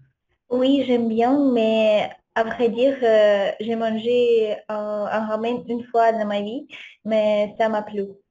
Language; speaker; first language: French; non-native, fluent; Ukrainian